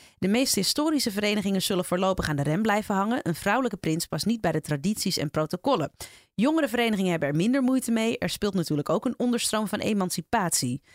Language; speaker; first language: Dutch; native; Dutch